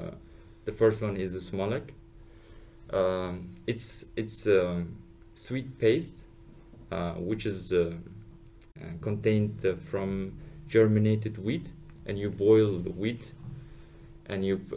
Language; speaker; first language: English; non-native, learner; Uzbek